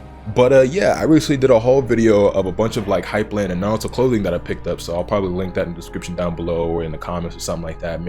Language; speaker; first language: English; native; English